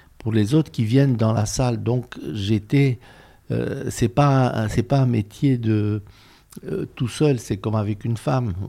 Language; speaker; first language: French; non-native, fluent; Romanian